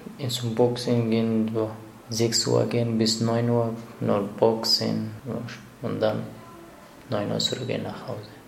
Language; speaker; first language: German; non-native, learner; Persian